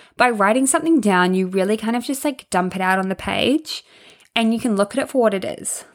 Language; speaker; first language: English; native; English